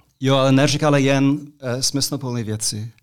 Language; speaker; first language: Czech; non-native, fluent; English